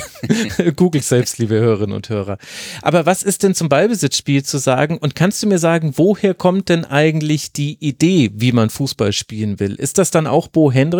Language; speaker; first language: German; native; German